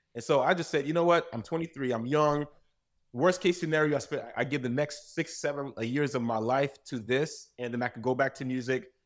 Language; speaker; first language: English; native; English